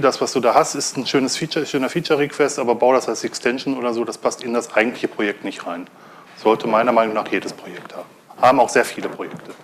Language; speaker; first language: German; native; German